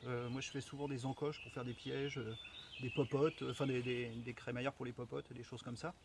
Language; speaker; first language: French; native; French